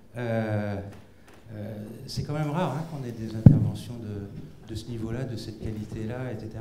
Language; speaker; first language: French; native; French